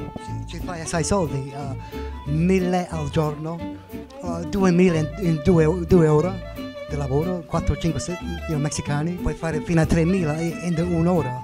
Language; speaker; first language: Italian; early bilingual, heritage; English